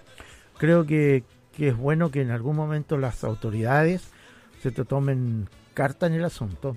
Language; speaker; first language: Spanish; native; Spanish